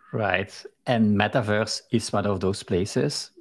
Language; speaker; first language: English; non-native, fluent; Dutch